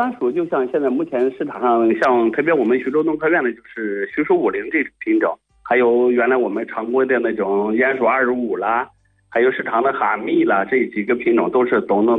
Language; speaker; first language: Chinese; native; Chinese